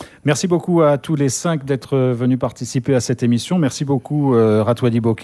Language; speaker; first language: French; native; French